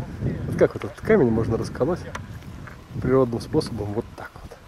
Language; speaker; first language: Russian; native; Russian